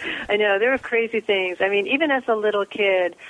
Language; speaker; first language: English; native; English